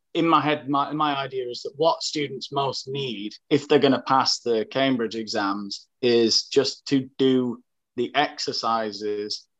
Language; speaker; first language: English; native; English